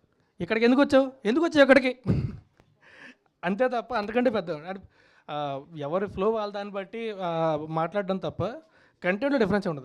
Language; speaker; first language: Telugu; native; Telugu